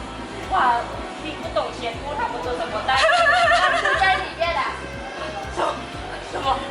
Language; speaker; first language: Chinese; non-native, learner; Lao